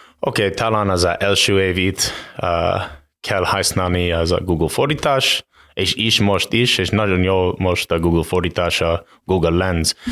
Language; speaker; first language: Hungarian; non-native, learner; English